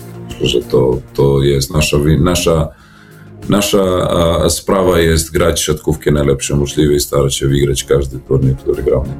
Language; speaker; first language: Polish; non-native, fluent; Serbian